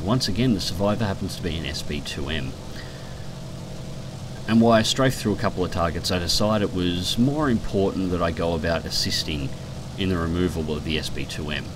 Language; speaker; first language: English; native; English